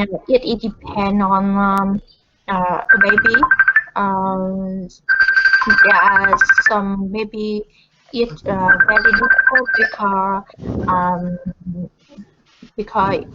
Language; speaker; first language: English; non-native, learner; Vietnamese